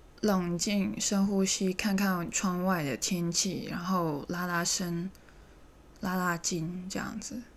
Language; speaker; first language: Chinese; native; Chinese